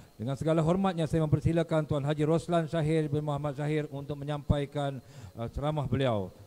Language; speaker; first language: Malay; native; Malay